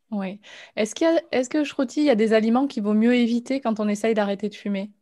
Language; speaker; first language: French; non-native, learner; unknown